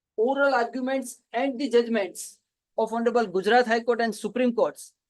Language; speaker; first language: English; non-native, local second language; Gujarati